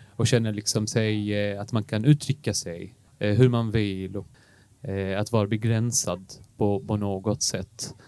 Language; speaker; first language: Swedish; non-native, fluent; Arabic